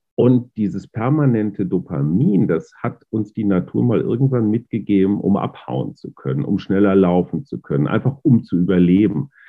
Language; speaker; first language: German; native; German